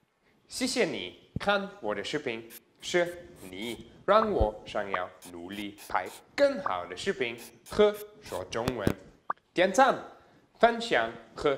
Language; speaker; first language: Chinese; non-native, fluent; German